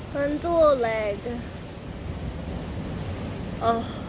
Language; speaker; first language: Chinese; non-native, learner; Korean